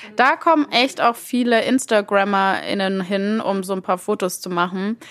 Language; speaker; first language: German; native; German